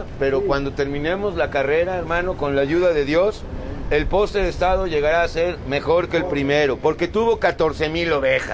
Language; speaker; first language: Spanish; native; Spanish